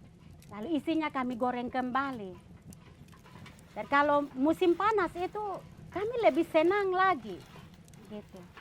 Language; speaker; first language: Indonesian; non-native, local second language; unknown